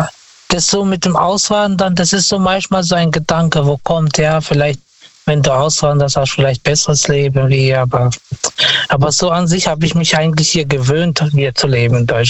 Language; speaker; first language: German; non-native, fluent; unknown